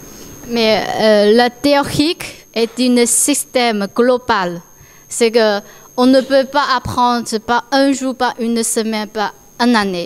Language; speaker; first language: French; non-native, learner; Chinese